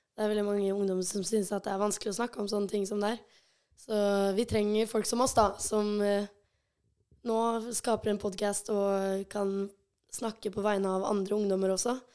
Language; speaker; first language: Norwegian; early bilingual, other home language; Albanian